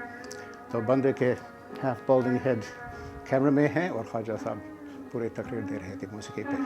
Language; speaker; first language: Urdu; non-native, fluent; English